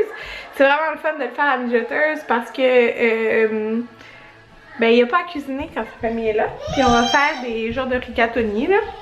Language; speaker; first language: French; native; French